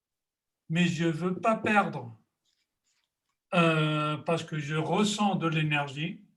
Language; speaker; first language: French; non-native, fluent; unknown